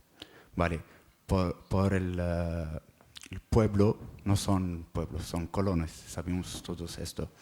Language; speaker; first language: Spanish; non-native, learner; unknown